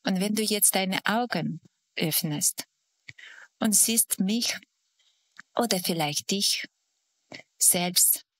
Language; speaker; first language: German; non-native, fluent; Russian